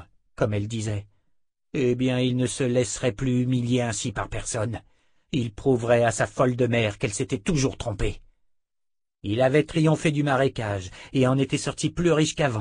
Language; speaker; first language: French; native; French